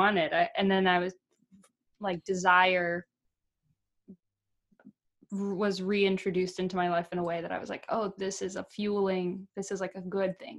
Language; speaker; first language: English; early bilingual, other home language; Portuguese